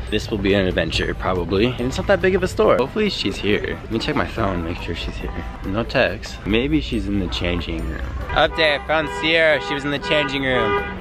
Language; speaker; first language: English; native; English